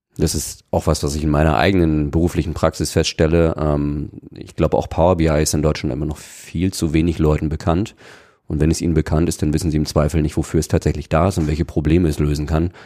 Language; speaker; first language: German; native; German